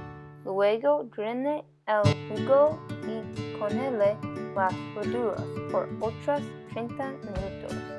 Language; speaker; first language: Spanish; non-native, learner; English